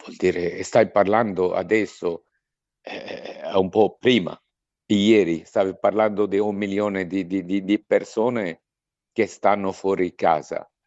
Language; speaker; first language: Italian; non-native, fluent; Arabic